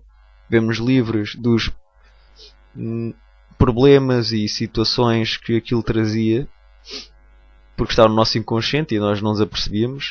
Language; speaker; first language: Portuguese; native; Portuguese